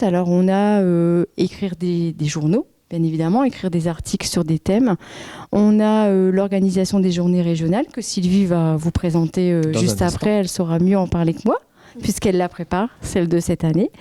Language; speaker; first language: French; native; French